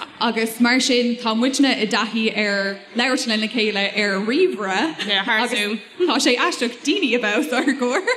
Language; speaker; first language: Irish; non-native, local second language; English